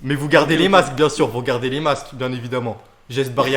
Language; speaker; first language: French; native; French